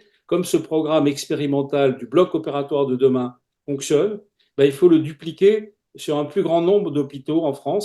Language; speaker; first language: French; native; French